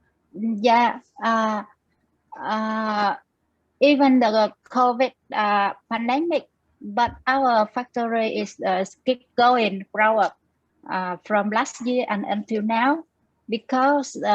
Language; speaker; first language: English; non-native, learner; Vietnamese